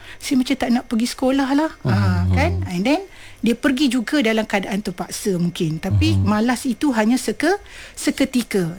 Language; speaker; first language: Malay; native; Malay